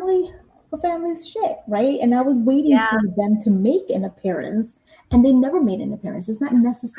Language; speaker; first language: English; native; English